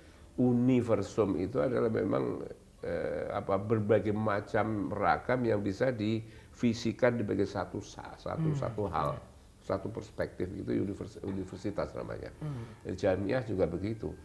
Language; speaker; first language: Indonesian; native; Indonesian